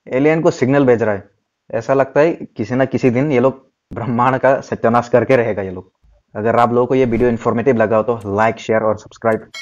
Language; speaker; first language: Hindi; non-native, local second language; Kok Borok